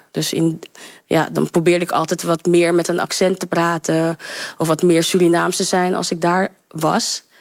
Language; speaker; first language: Dutch; early bilingual, other home language; Sranan Tongo